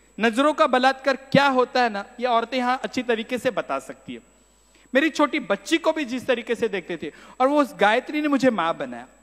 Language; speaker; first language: Hindi; non-native, local second language; Marathi